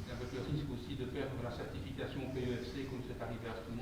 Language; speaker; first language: French; native; French